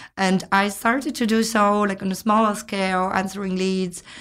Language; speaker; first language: English; non-native, fluent; Ukrainian